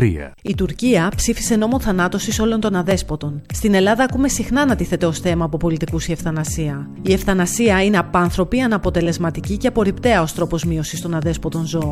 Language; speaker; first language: Greek; native; Greek